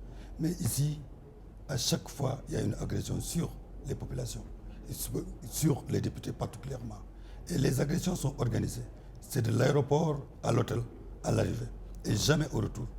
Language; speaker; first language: French; non-native, local second language; Wolof